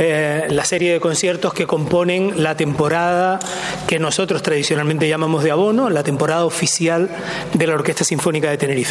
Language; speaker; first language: Spanish; native; Spanish